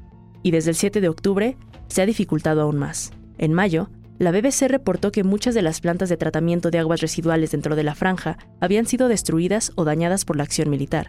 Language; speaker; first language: Spanish; native; Spanish